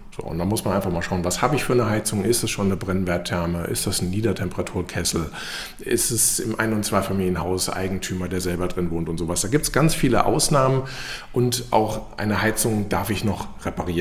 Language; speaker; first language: German; native; German